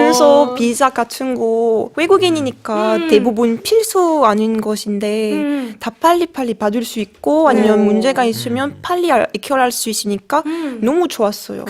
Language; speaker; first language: Korean; non-native, fluent; French